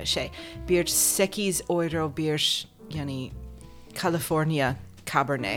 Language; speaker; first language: Turkish; non-native, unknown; English